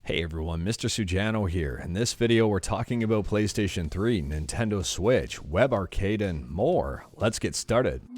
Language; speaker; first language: English; native; English